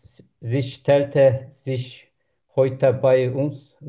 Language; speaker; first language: German; non-native, learner; Turkish